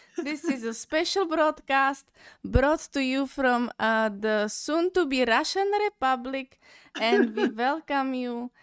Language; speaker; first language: English; non-native, fluent; Czech